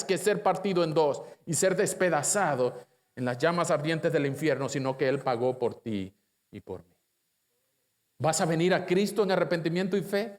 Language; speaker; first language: Spanish; native; Spanish